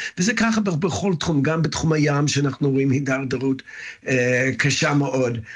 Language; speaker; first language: Hebrew; non-native, fluent; English